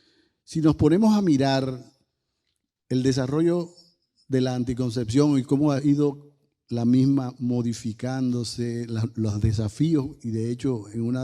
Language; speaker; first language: Spanish; native; Spanish